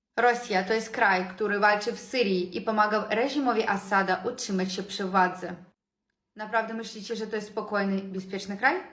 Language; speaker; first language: Polish; non-native, fluent; Ukrainian